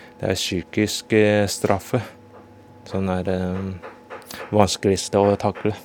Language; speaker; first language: Norwegian; non-native, fluent; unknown